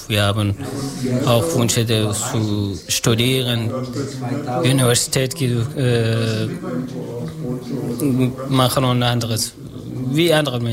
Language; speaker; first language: German; non-native, learner; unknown